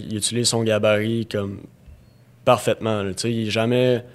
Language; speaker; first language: French; native; French